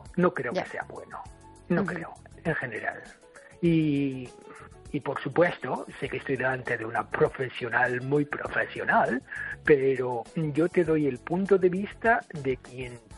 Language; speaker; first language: Spanish; non-native, fluent; English